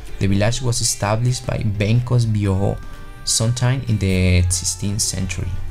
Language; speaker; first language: English; non-native, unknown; Spanish